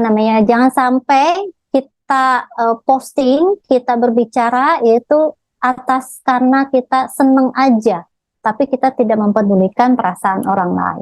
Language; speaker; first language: Indonesian; native; Indonesian